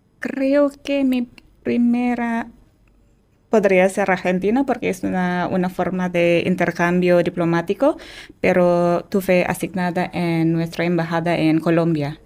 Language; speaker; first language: Spanish; non-native, fluent; Indonesian